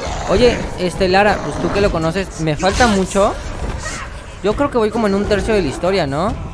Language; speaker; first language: Spanish; native; Spanish